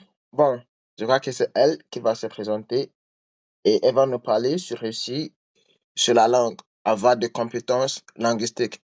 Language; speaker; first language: French; non-native, learner; English